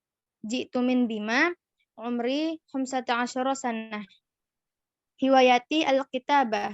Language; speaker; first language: Arabic; non-native, learner; Indonesian